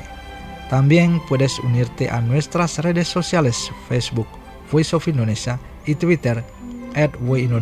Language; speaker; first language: Spanish; non-native, fluent; Indonesian